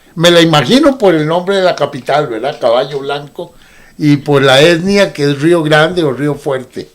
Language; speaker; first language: Spanish; native; Spanish